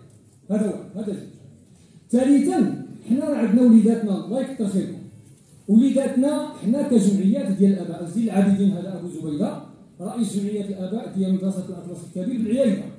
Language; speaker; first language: Arabic; native; Arabic